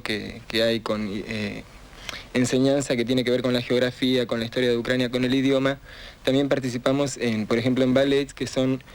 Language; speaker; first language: Spanish; non-native, local second language; Ukrainian